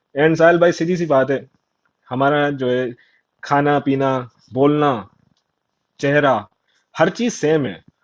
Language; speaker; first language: Urdu; non-native, local second language; Sindhi